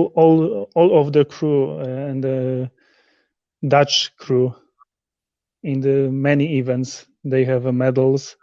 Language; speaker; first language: English; non-native, learner; Polish